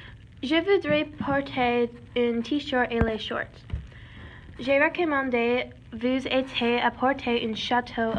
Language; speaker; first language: French; non-native, learner; English